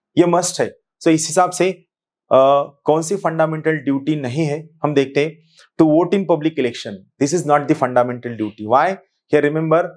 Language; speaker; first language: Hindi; non-native, local second language; Marathi